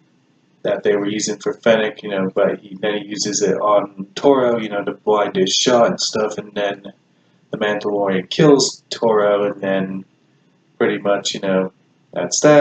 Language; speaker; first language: English; native; English